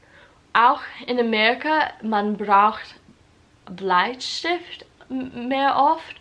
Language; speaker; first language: German; non-native, learner; English